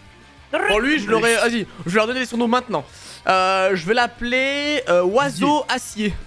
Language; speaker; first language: French; native; French